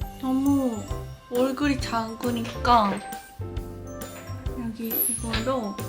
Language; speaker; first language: Korean; non-native, learner; Japanese